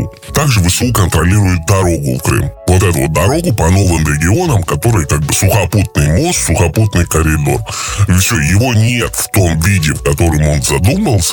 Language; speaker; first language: Russian; native; Russian